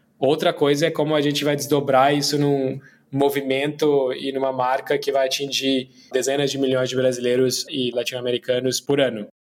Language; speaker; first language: Portuguese; non-native, fluent; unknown